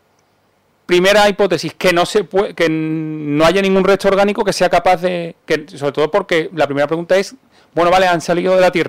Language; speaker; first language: Spanish; native; Spanish